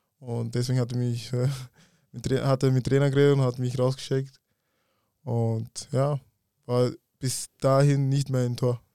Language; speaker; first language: German; early bilingual, other home language; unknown